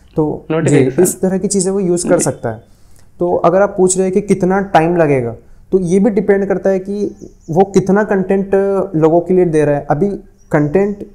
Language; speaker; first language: Hindi; non-native, local second language; Urdu